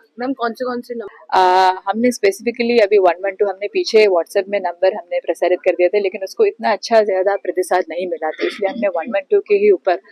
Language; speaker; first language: Hindi; non-native, local second language; Marathi